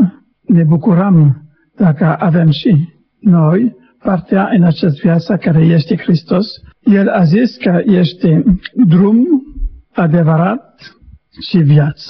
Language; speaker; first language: Romanian; non-native, learner; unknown